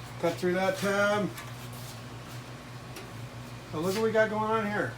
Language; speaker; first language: English; native; English